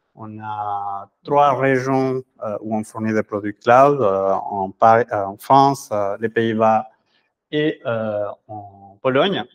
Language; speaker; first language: French; non-native, fluent; Spanish